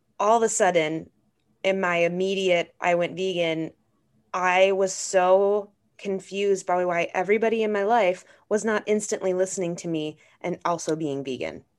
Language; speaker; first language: English; native; English